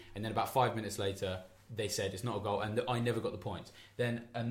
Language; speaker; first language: English; native; English